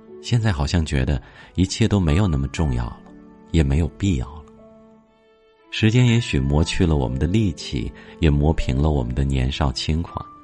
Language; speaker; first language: Chinese; native; Chinese